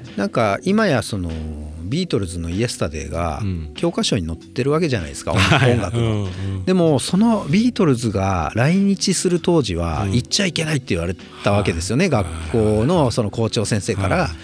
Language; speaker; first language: Japanese; native; Japanese